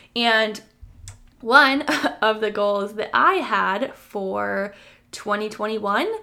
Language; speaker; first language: English; native; English